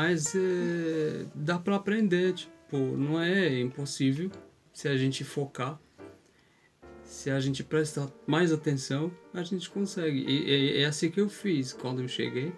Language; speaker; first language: Portuguese; non-native, fluent; Arabic